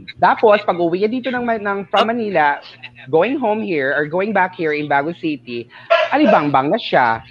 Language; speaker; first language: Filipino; non-native, local second language; Hiligaynon